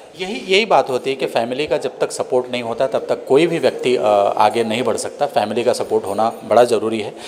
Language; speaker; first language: Hindi; native; Hindi